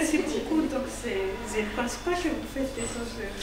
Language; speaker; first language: French; non-native, local second language; Malagasy